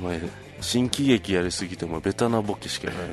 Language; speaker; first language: Japanese; native; Japanese